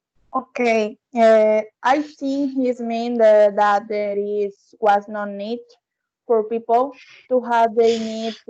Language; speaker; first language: English; non-native, learner; Spanish